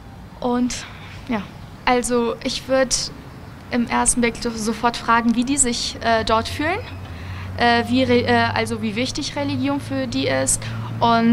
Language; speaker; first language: German; early bilingual, other home language; Albanian